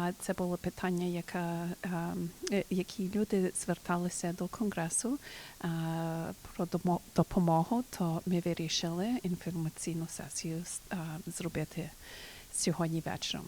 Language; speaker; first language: Ukrainian; early bilingual, heritage; Ukrainian